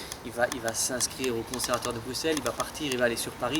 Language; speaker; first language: French; native; French